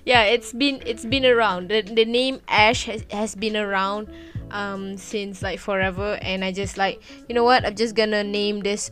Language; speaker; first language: English; non-native, local second language; Malay